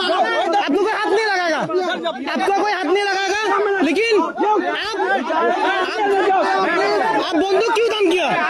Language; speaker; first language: Hindi; non-native, learner; Bangla